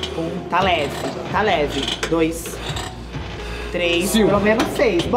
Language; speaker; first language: Portuguese; native; Portuguese